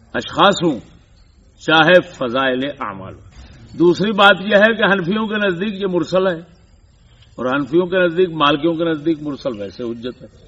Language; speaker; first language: Urdu; native; Urdu